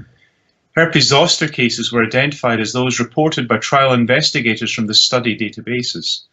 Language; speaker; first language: English; native; English